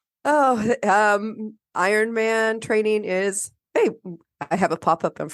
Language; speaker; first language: English; native; English